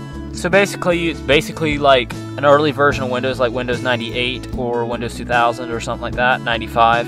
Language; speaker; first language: English; native; English